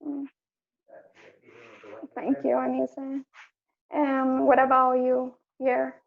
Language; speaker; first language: English; non-native, learner; Spanish